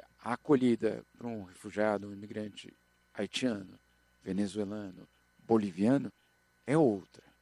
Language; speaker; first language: Portuguese; native; Portuguese